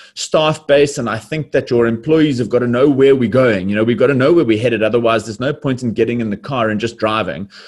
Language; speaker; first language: English; native; English